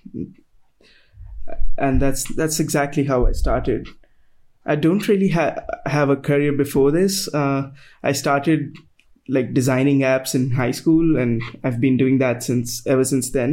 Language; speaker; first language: English; non-native, local second language; Hindi